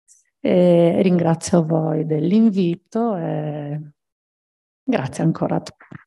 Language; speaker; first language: Italian; native; Italian